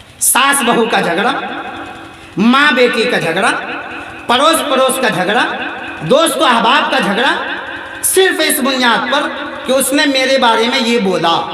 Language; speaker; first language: Urdu; native; Urdu